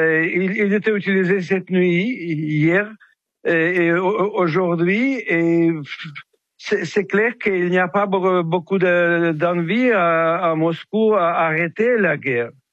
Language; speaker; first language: French; non-native, fluent; Ukrainian